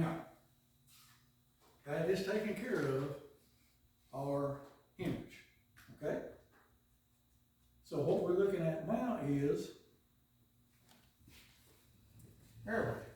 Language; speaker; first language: English; native; English